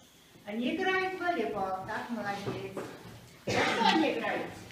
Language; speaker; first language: Russian; non-native, fluent; Mongolian